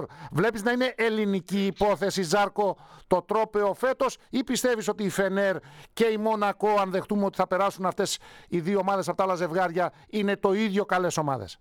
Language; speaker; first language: Greek; native; Greek